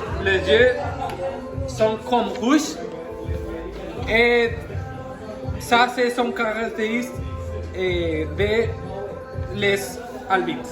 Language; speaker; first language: French; non-native, learner; Spanish